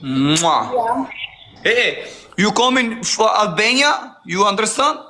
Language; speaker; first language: English; non-native, learner; Albanian